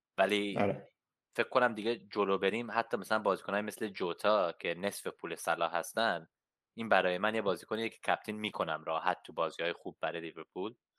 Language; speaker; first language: Persian; early bilingual, heritage; Persian